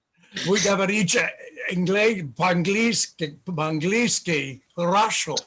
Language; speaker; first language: Russian; non-native, learner; English